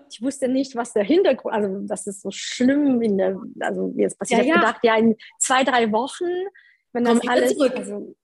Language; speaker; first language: German; early bilingual, other home language; Polish